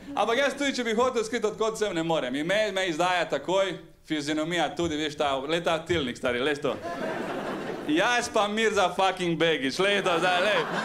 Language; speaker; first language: Slovenian; early bilingual, other home language; Serbian